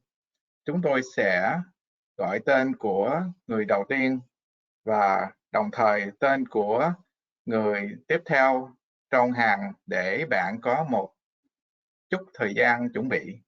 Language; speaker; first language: Vietnamese; non-native, fluent; English